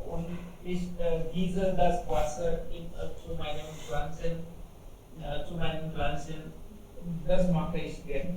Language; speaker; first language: German; non-native, learner; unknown